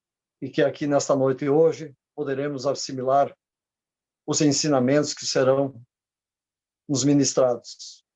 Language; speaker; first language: Portuguese; native; Portuguese